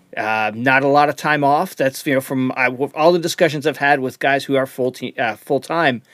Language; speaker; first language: English; native; English